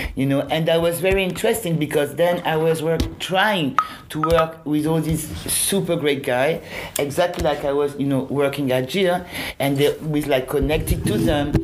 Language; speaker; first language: English; non-native, fluent; French